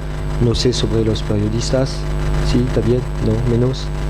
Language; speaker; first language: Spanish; non-native, fluent; French